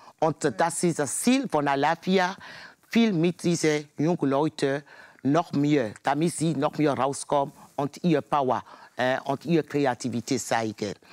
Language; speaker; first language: German; non-native, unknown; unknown